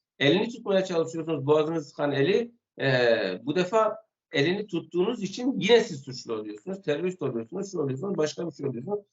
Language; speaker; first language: Turkish; non-native, local second language; Kurdish